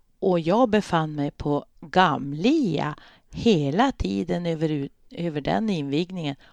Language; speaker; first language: Swedish; native; Swedish